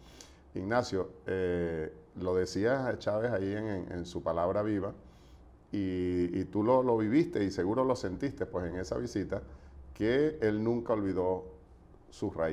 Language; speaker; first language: Spanish; native; Spanish